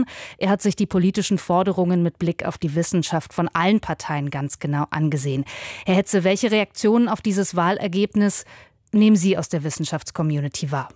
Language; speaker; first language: German; native; German